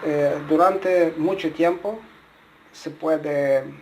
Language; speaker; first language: Spanish; non-native, learner; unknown